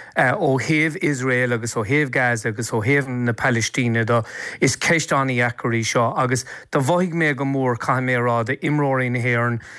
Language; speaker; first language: Irish; non-native, local second language; English